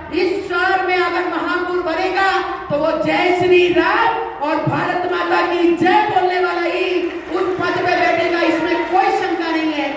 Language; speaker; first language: Hindi; non-native, local second language; Marathi